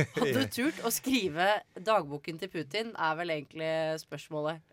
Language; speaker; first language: Norwegian; native; Norwegian